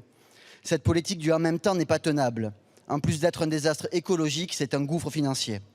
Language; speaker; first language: French; native; French